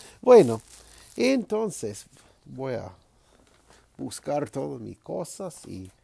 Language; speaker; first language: Spanish; non-native, fluent; English